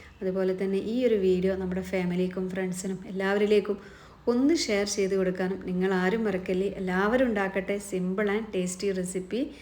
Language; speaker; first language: Malayalam; native; Malayalam